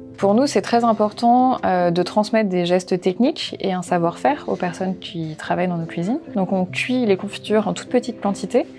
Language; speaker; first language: French; native; French